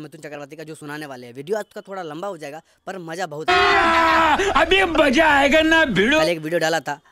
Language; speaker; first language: Hindi; native; Hindi